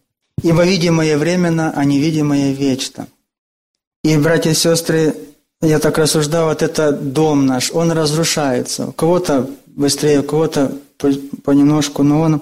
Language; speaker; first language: Russian; native; Russian